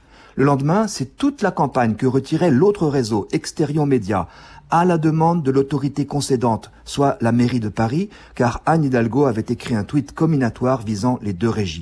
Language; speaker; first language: French; native; French